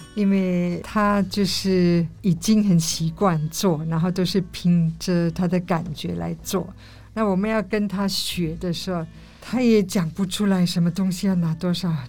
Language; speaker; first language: Chinese; non-native, fluent; German